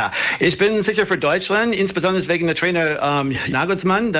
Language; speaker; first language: German; non-native, fluent; English